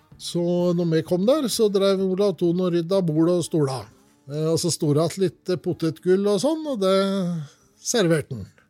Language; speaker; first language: Norwegian; native; Norwegian